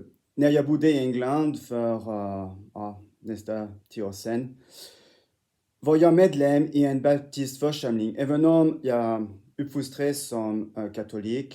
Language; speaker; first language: Swedish; non-native, fluent; French